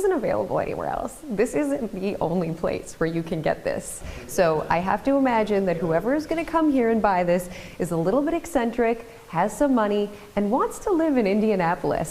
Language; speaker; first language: English; native; English